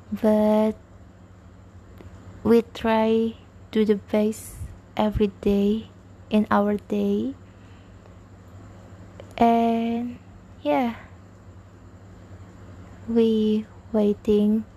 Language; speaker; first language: English; non-native, learner; Indonesian